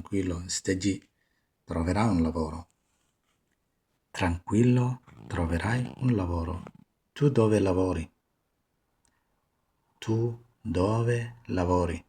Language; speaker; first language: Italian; non-native, fluent; Somali